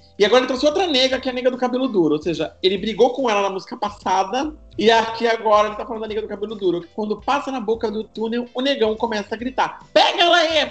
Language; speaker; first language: Portuguese; native; Portuguese